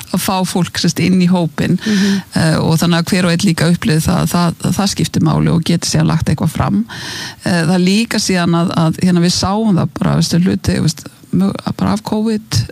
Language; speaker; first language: Icelandic; native; Icelandic